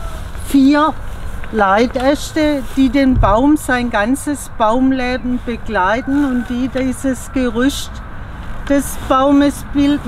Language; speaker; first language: German; native; German